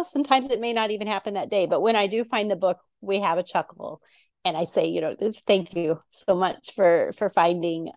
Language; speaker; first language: English; native; English